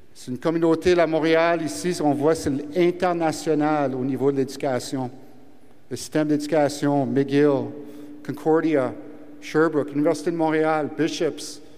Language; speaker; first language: French; early bilingual, heritage; French